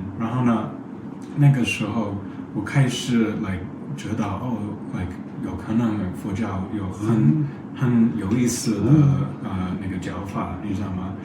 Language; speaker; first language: Chinese; non-native, learner; English